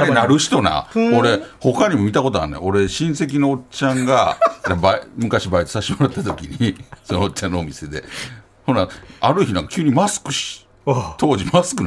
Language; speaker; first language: Japanese; native; Japanese